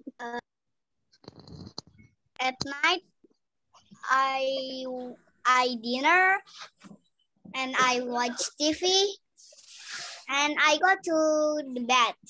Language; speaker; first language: English; non-native, local second language; Indonesian